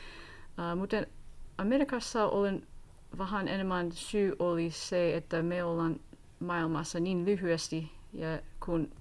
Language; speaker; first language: Finnish; non-native, learner; English